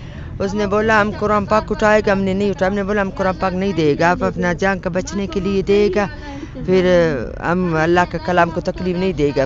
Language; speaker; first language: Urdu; non-native, local second language; Baluchi